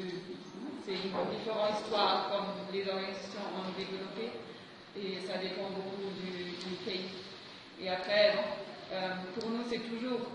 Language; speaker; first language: French; non-native, fluent; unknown